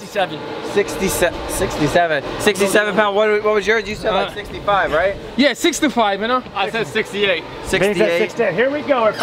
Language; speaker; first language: English; native; English